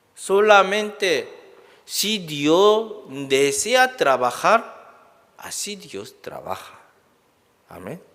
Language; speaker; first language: Spanish; non-native, learner; Korean